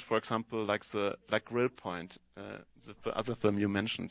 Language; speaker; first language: English; non-native, fluent; German